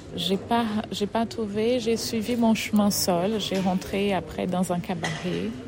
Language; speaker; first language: French; non-native, fluent; Portuguese